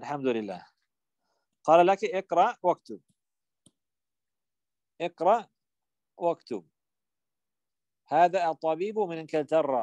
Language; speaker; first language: Arabic; non-native, fluent; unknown